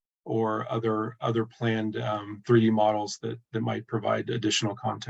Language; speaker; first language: English; native; English